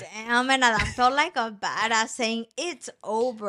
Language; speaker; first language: English; early bilingual, other home language; Spanish